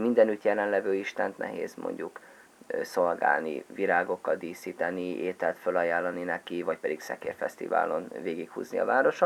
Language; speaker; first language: Hungarian; native; Hungarian